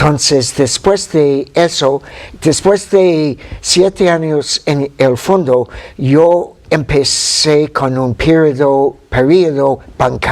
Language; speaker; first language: Spanish; non-native, fluent; English